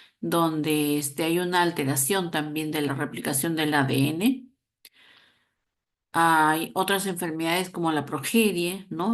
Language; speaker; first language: Spanish; native; Spanish